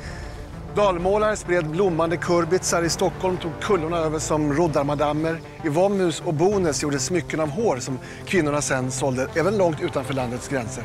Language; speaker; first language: Swedish; native; Swedish